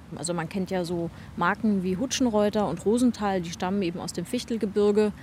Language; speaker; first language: German; native; German